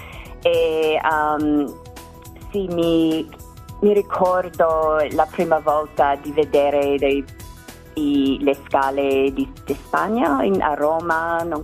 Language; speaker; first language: Italian; non-native, learner; English